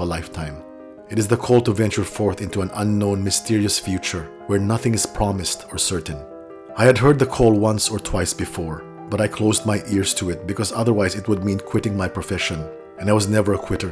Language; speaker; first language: English; non-native, local second language; Filipino